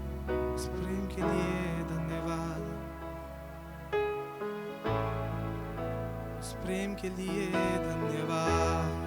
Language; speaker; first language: Hindi; non-native, local second language; Marathi